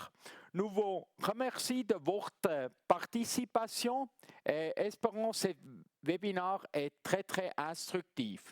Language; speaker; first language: French; non-native, local second language; German